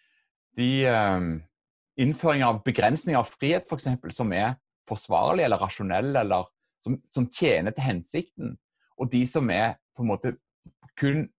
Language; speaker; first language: Norwegian; native; Norwegian